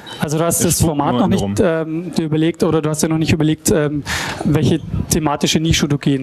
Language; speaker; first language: German; native; German